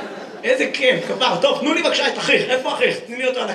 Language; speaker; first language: Hebrew; native; Hebrew